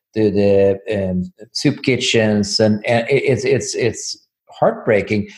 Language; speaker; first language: English; non-native, fluent; Swedish